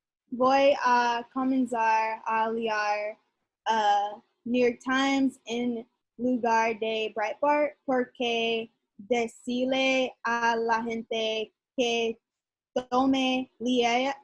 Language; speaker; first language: Spanish; non-native, learner; English